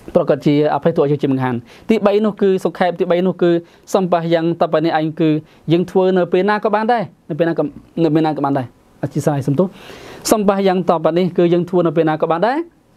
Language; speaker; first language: Khmer; non-native, local second language; Western Cham